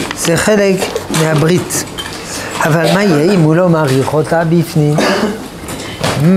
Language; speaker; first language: Hebrew; non-native, fluent; French